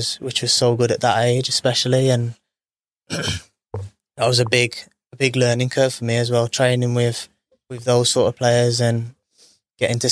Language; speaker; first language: English; native; English